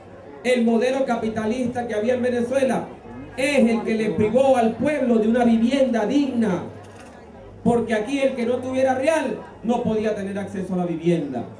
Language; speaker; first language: Spanish; native; Spanish